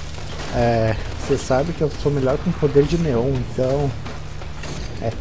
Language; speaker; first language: Portuguese; native; Portuguese